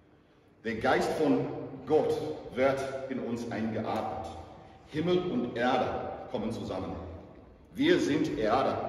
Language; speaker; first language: German; non-native, fluent; English